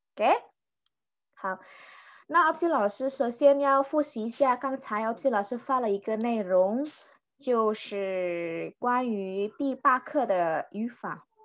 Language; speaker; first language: Chinese; non-native, fluent; Indonesian